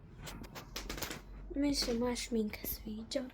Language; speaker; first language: Bosnian; early bilingual, heritage; Bosnian